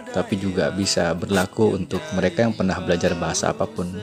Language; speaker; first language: Malay; non-native, local second language; Sundanese